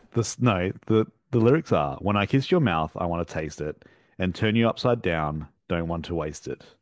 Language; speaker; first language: English; native; English